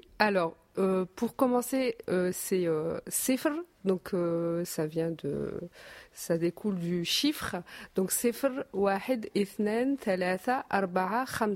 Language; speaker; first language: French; non-native, local second language; Arabic